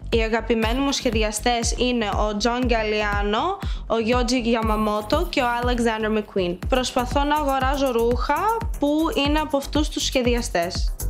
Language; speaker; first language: Greek; early bilingual, heritage; Greek